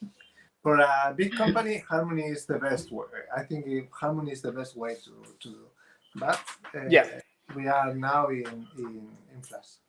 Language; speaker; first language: English; non-native, fluent; Spanish